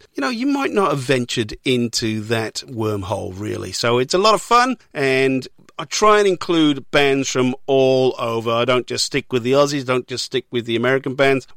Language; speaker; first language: English; native; English